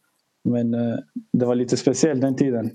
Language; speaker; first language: Swedish; early bilingual, other home language; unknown